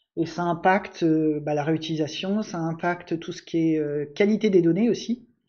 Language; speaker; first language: French; native; French